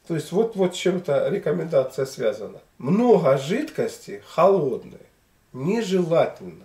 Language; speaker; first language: Russian; native; Russian